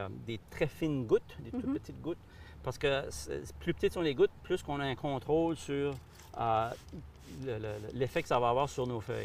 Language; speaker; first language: French; native; French